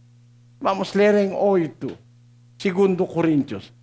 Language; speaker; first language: Portuguese; non-native, learner; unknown